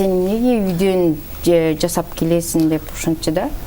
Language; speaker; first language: Kyrgyz; early bilingual, heritage; Kyrgyz